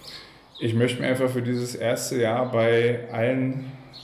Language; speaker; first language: German; native; German